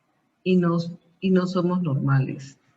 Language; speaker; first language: Spanish; early bilingual, heritage; Spanish